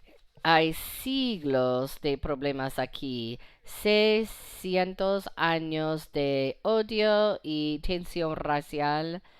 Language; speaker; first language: Spanish; non-native, fluent; English